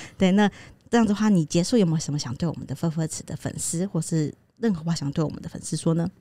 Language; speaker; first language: Chinese; native; Chinese